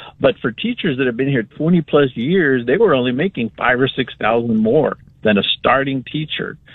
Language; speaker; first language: English; native; English